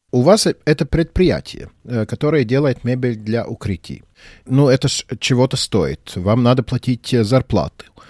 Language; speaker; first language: Russian; non-native, local second language; Latvian